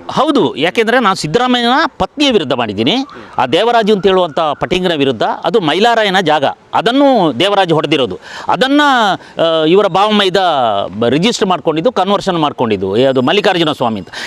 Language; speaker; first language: Kannada; non-native, local second language; Kodava